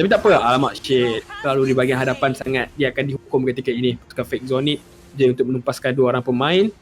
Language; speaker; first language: Malay; native; Malay